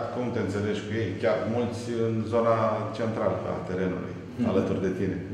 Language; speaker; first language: Romanian; native; Romanian